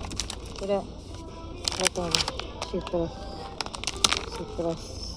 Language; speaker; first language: Japanese; non-native, learner; Filipino